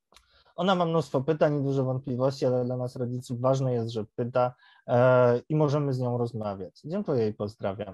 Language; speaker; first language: Polish; native; Polish